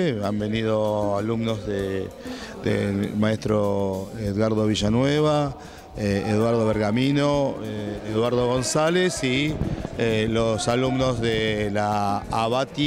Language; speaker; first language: Spanish; native; Spanish